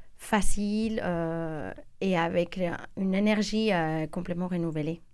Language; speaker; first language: French; non-native, fluent; Spanish